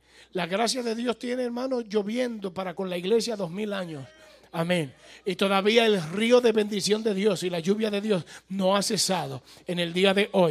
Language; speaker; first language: Spanish; native; Spanish